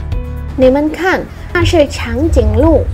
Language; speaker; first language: Chinese; non-native, learner; Vietnamese